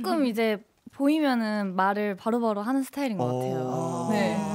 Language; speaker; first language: Korean; native; Korean